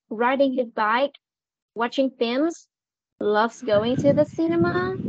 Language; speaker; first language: English; non-native, fluent; Vietnamese